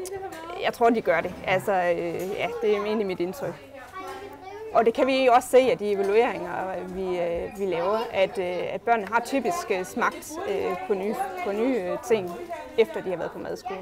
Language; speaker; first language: Danish; native; Danish